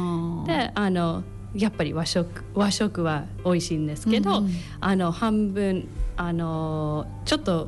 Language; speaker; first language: Japanese; non-native, learner; English